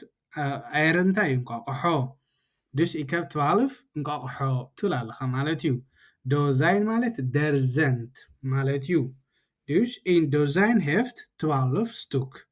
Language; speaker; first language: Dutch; non-native, learner; Tigrinya